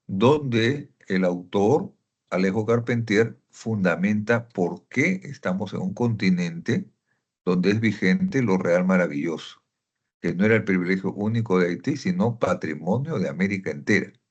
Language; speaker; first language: Spanish; native; Spanish